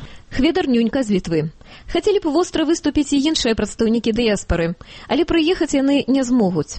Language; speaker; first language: Belarusian; native; Belarusian